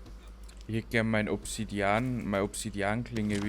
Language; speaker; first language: German; native; German